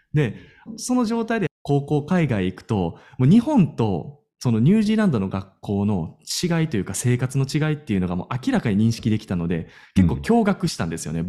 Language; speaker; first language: Japanese; native; Japanese